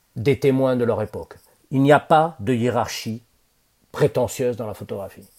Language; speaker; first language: French; native; French